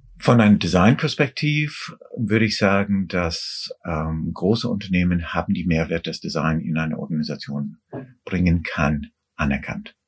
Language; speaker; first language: German; non-native, fluent; English